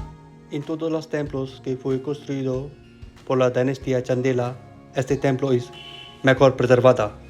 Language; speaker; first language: Spanish; non-native, learner; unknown